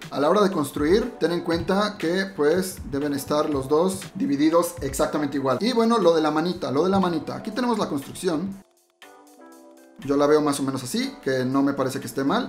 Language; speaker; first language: Spanish; native; Spanish